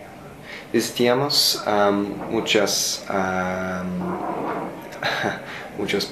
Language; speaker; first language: Spanish; non-native, learner; English